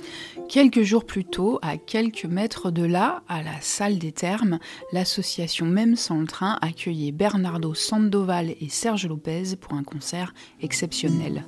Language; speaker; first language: French; native; French